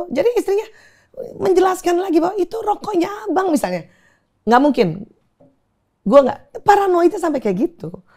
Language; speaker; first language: Indonesian; native; Indonesian